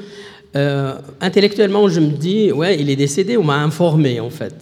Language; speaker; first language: French; non-native, local second language; Arabic